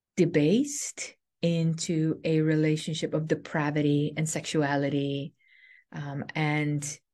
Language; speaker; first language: English; native; English